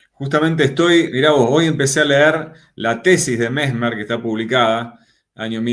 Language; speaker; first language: Spanish; native; Spanish